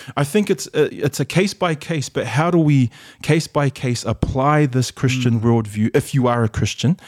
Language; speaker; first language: English; early bilingual, other home language; Samoan